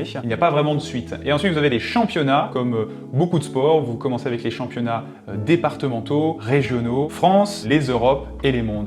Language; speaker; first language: French; native; French